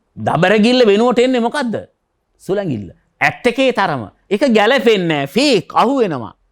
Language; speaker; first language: Sinhala; native; Sinhala